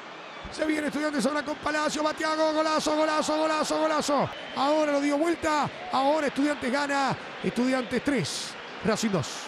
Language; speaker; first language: Spanish; native; Spanish